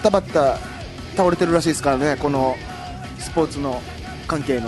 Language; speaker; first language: Japanese; native; Japanese